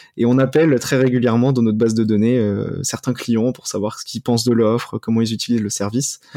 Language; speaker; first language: French; native; French